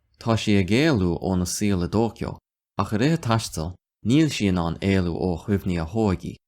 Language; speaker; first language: Irish; non-native, local second language; English